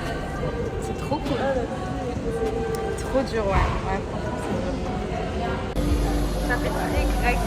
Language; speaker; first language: French; native; French